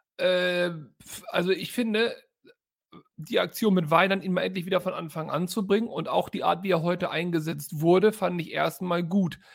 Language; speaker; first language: German; native; German